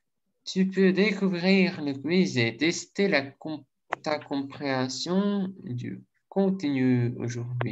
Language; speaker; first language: French; non-native, learner; Russian